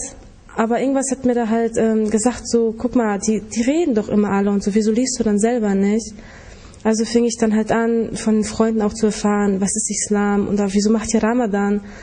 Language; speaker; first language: German; early bilingual, other home language; Polish